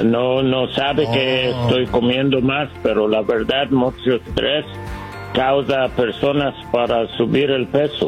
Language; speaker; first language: Spanish; non-native, learner; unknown